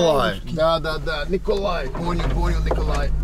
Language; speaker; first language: Russian; non-native, learner; English